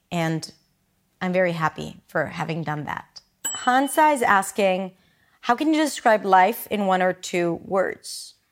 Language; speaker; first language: English; non-native, fluent; Hebrew